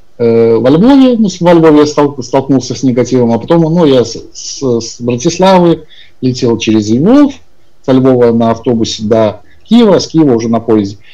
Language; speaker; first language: Russian; native; Russian